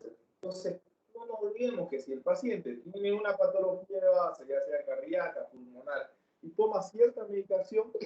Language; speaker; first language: Spanish; native; Spanish